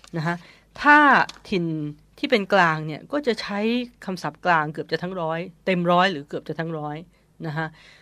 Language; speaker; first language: Thai; native; Thai